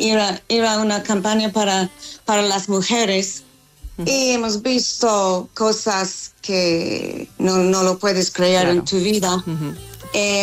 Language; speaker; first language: Spanish; non-native, learner; English